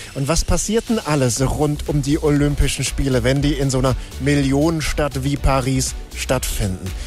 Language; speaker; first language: German; native; German